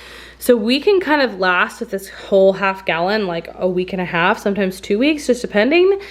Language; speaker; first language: English; native; English